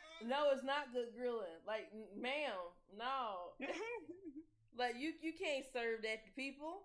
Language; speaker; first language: English; native; English